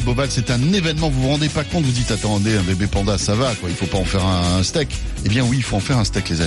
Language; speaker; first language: French; native; French